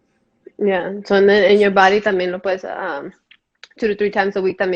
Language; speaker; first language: Spanish; early bilingual, heritage; Spanish